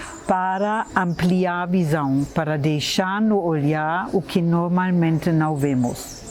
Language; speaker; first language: Portuguese; non-native, fluent; German